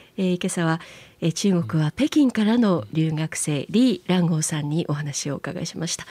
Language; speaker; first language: Japanese; native; Japanese